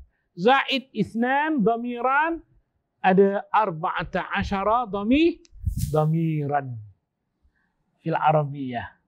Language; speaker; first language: Arabic; non-native, fluent; Malay